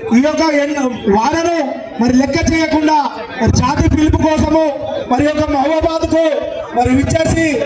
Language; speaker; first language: Telugu; non-native, local second language; Lambadi